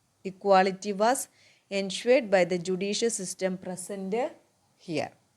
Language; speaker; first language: English; non-native, local second language; Malayalam